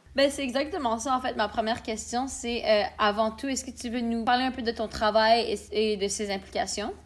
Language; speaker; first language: French; native; French